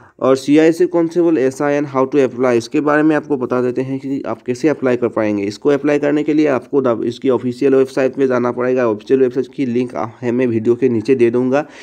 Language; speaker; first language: Hindi; non-native, local second language; Assamese